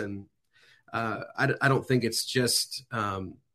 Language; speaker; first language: English; native; English